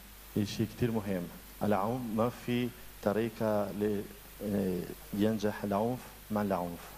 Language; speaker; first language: Arabic; non-native, fluent; Spanish